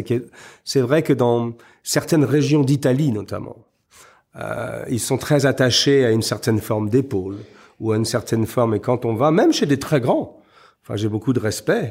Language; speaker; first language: French; native; French